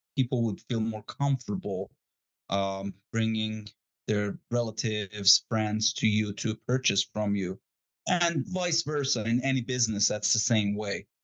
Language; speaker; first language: English; non-native, fluent; Persian